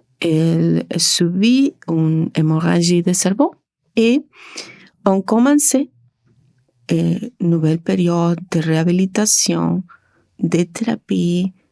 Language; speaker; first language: French; non-native, learner; Spanish